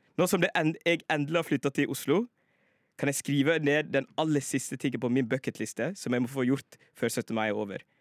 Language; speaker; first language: Norwegian; native; Norwegian